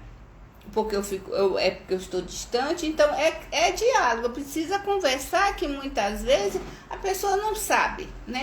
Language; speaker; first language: Portuguese; native; Portuguese